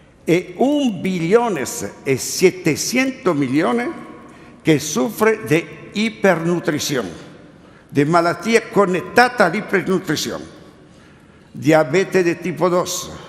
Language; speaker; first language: Spanish; non-native, learner; Italian